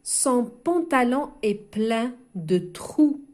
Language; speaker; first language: French; non-native, local second language; Arabic